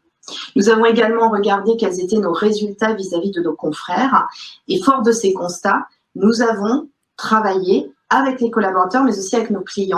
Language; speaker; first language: French; native; French